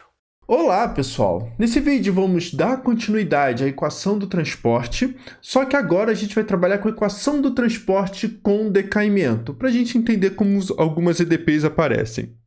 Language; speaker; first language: Portuguese; native; Portuguese